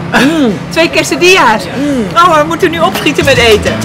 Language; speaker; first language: Dutch; native; Dutch